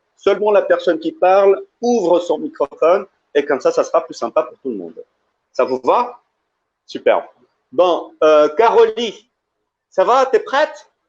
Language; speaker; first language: French; early bilingual, heritage; French